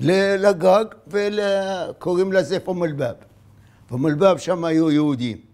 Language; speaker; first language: Hebrew; non-native, fluent; Arabic